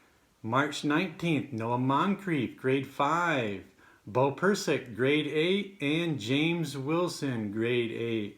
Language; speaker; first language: English; native; English